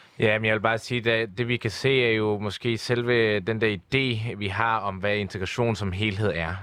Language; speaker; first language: Danish; early bilingual, other home language; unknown